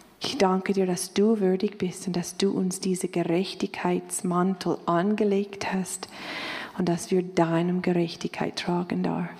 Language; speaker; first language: German; non-native, fluent; English